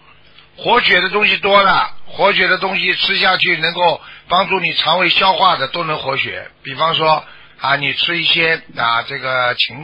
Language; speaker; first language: Chinese; native; Chinese